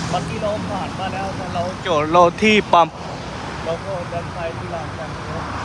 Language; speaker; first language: Thai; non-native, fluent; Hindi